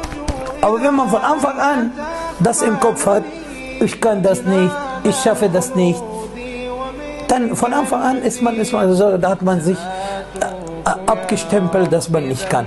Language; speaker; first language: German; non-native, fluent; Arabic